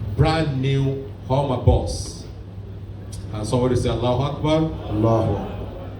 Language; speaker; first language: English; non-native, local second language; Yoruba